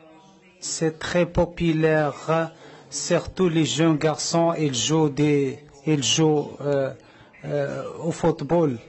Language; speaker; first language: French; non-native, learner; Arabic